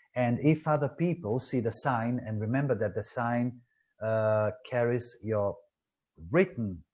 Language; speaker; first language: English; non-native, fluent; Italian